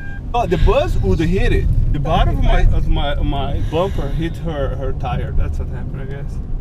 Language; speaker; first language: English; non-native, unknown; Portuguese